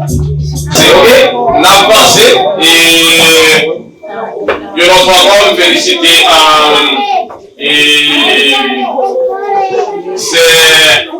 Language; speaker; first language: French; non-native, learner; Haitian Creole